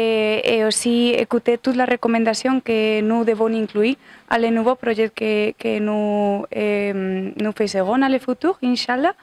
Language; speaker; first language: French; non-native, learner; Spanish